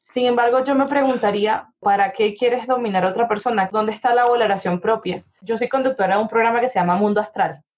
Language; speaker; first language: Spanish; native; Spanish